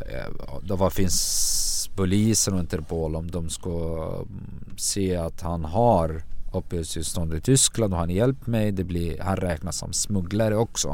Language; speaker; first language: Swedish; non-native, fluent; Arabic